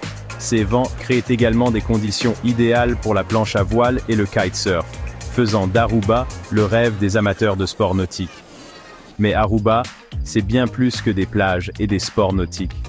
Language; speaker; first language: French; native; French